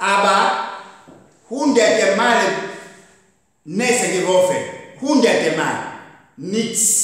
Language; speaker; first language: German; non-native, learner; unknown